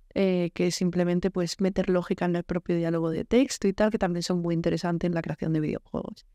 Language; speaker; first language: Spanish; native; Spanish